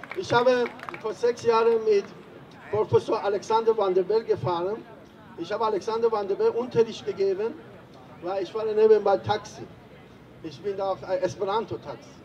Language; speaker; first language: German; non-native, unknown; Persian